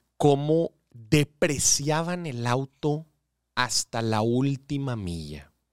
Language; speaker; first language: Spanish; native; Spanish